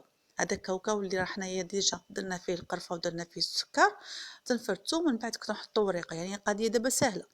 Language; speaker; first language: Arabic; native; Arabic